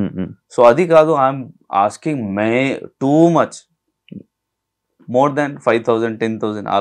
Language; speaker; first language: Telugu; non-native, local second language; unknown